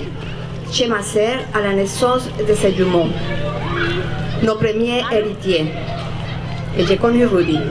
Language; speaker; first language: French; non-native, fluent; Spanish